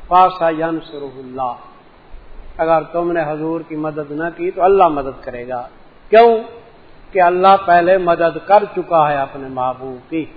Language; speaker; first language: Urdu; non-native, local second language; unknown